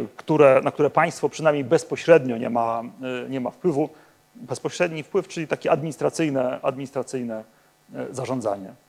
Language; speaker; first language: Polish; native; Polish